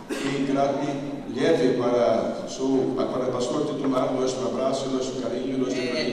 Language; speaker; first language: Spanish; native; Spanish